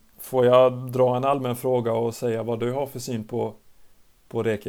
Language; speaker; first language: Swedish; native; Swedish